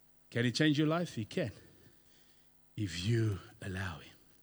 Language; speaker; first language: English; non-native, local second language; Afrikaans